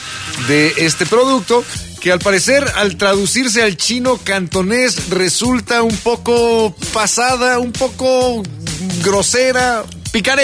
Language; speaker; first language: Spanish; native; Spanish